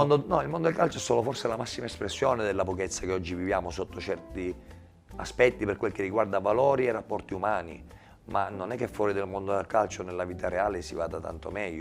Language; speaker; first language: Italian; native; Italian